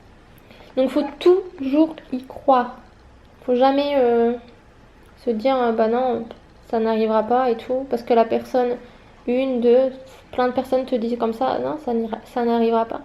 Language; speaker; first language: French; native; French